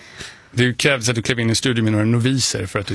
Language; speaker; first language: Swedish; native; Swedish